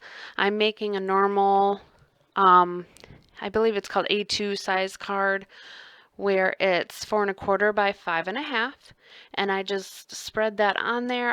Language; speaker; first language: English; native; English